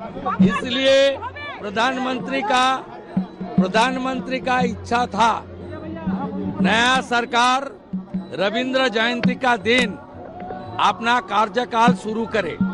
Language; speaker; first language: Hindi; non-native, local second language; Bangla